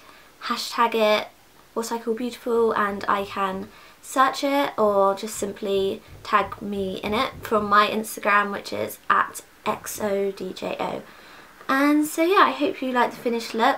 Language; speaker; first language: English; native; English